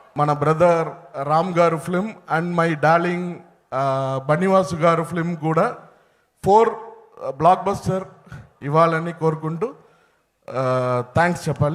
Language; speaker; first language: Telugu; non-native, learner; Tamil